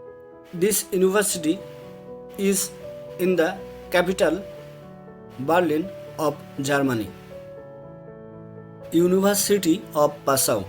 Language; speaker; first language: English; non-native, fluent; Bangla